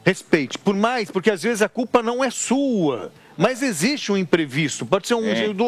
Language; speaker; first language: Portuguese; native; Portuguese